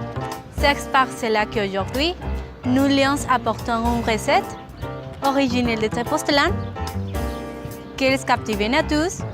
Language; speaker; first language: French; non-native, learner; Spanish